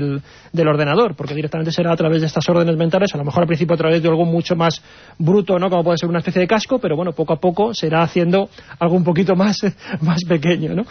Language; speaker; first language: Spanish; native; Spanish